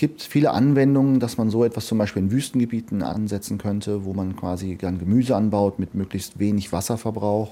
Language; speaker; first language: German; native; German